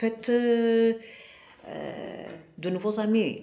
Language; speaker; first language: French; non-native, fluent; Greek